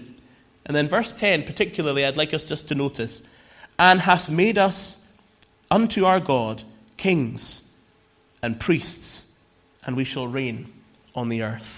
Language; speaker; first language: English; native; English